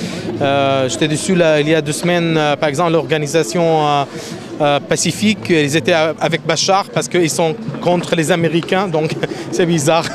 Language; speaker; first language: French; non-native, fluent; Arabic